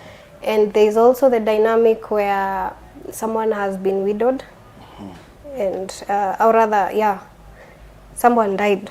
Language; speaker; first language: English; non-native, local second language; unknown